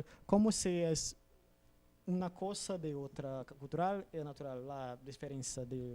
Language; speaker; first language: Spanish; non-native, learner; Portuguese